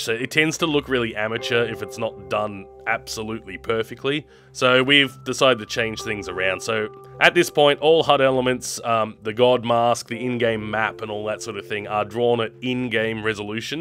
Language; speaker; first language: English; native; English